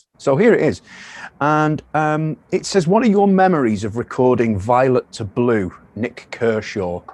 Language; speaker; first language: English; native; English